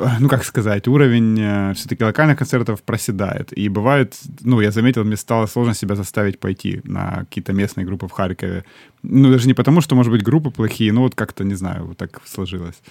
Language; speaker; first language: Russian; native; Russian